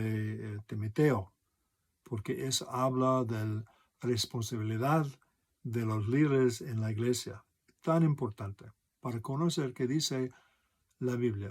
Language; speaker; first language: Spanish; non-native, fluent; English